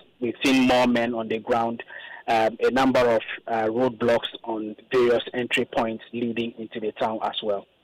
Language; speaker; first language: English; native; English